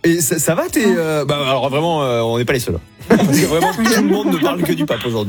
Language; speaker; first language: French; native; French